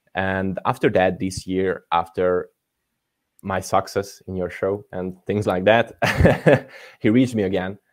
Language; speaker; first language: English; non-native, fluent; Hungarian